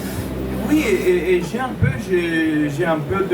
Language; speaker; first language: French; non-native, fluent; Romanian